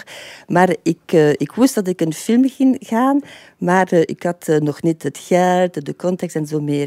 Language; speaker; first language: Dutch; non-native, fluent; French